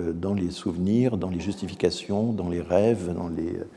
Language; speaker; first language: French; native; French